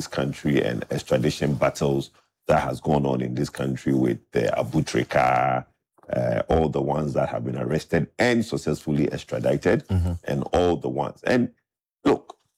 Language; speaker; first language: English; non-native, local second language; Akan